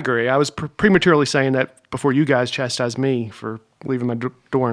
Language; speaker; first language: English; native; English